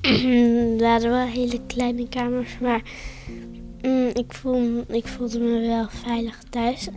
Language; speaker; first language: Dutch; early bilingual, other home language; Persian